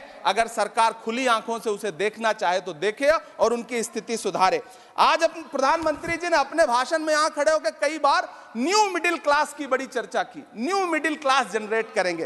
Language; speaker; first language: Hindi; native; Hindi